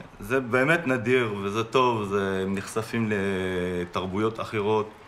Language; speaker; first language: Hebrew; non-native, local second language; Adyghe